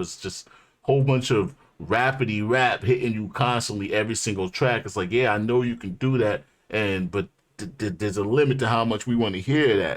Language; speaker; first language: English; native; English